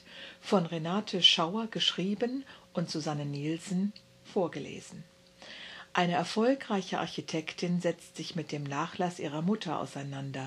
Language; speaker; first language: German; native; German